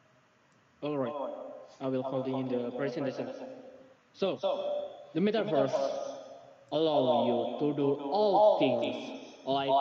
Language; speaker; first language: English; non-native, learner; Indonesian